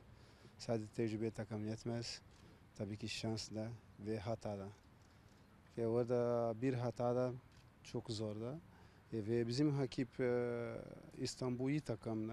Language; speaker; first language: Turkish; non-native, learner; Portuguese